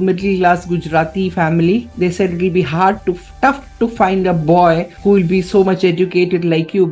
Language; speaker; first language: English; non-native, local second language; Gujarati